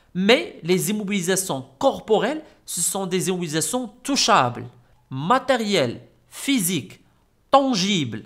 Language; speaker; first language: French; non-native, local second language; Arabic